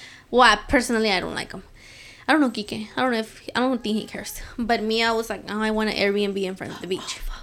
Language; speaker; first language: English; early bilingual, other home language; Spanish